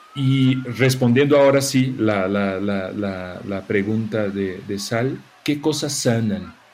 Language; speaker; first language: Spanish; non-native, fluent; Portuguese